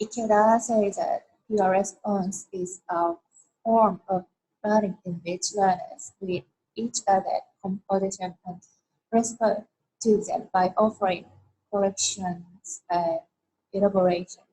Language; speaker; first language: English; non-native, learner; Japanese